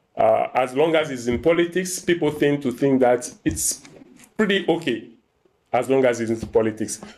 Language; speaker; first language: English; non-native, fluent; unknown